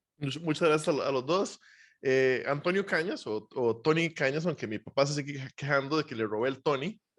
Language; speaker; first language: Spanish; native; Spanish